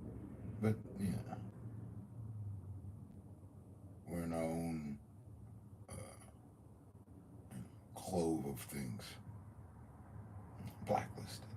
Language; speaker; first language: English; native; English